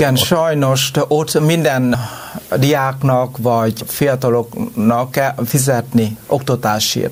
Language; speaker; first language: Hungarian; non-native, learner; Vietnamese